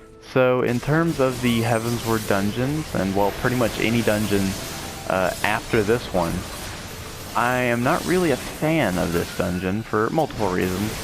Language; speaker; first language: English; native; English